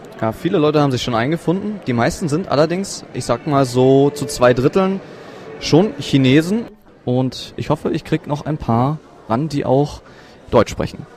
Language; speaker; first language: German; native; German